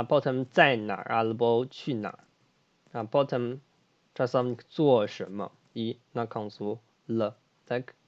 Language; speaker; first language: Polish; non-native, fluent; Chinese